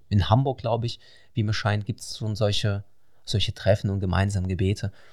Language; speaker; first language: German; non-native, fluent; Russian